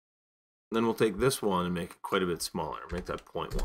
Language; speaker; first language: English; native; English